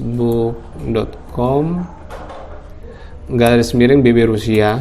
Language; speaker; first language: Indonesian; non-native, local second language; Javanese